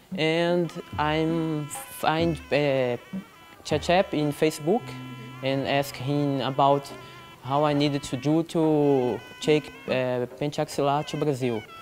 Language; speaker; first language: English; non-native, learner; Portuguese